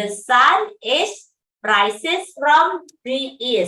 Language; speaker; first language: English; non-native, fluent; Indonesian